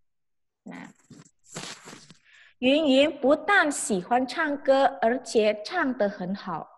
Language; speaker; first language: Chinese; non-native, fluent; Indonesian